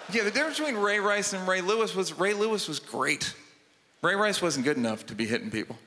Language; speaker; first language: English; native; English